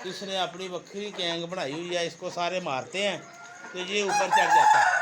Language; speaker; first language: Urdu; non-native, local second language; Punjabi